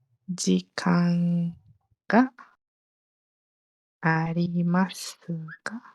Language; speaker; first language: Japanese; non-native, fluent; Malay